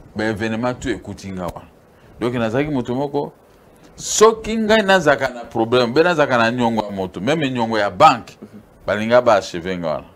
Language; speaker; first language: Lingala; native; Lingala